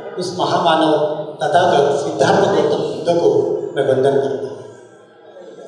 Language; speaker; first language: Hindi; non-native, local second language; Marathi